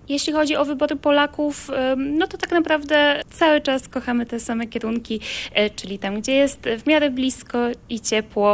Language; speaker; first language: Polish; native; Polish